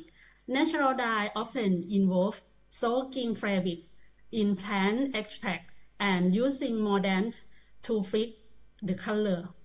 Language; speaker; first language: English; non-native, learner; Thai